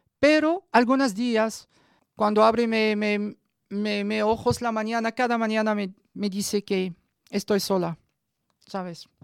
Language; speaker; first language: Spanish; non-native, learner; Arabic